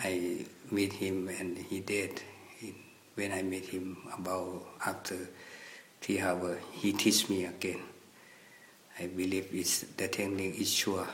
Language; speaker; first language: English; non-native, learner; Thai